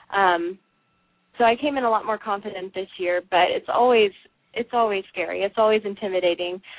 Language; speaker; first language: English; native; English